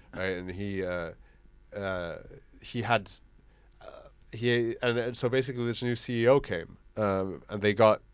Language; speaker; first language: English; non-native, local second language; German